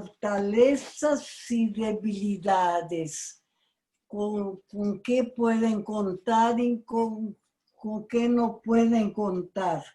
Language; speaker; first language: Spanish; non-native, fluent; Portuguese